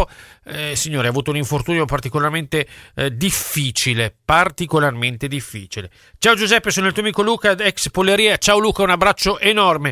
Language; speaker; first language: Italian; native; Italian